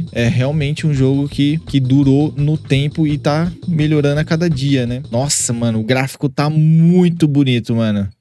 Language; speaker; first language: Portuguese; native; Portuguese